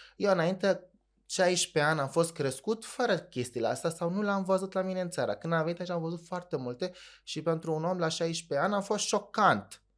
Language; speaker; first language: Romanian; non-native, fluent; Arabic